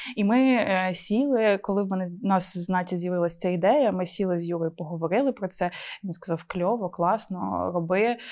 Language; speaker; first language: Ukrainian; native; Ukrainian